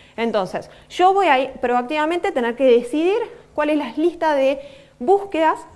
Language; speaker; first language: Spanish; native; Spanish